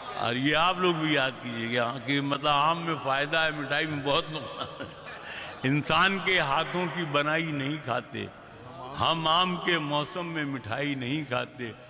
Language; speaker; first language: Urdu; native; Urdu